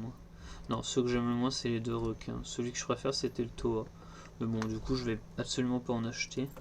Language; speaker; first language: French; native; French